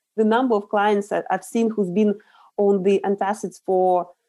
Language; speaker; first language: English; non-native, fluent; Russian